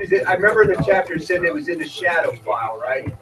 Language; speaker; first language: English; native; English